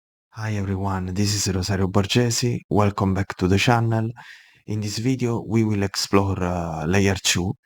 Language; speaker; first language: English; non-native, fluent; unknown